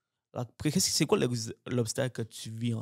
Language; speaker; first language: French; native; French